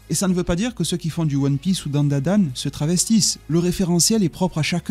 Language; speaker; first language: French; native; French